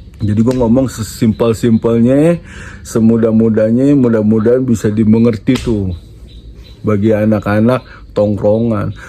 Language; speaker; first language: Indonesian; native; Indonesian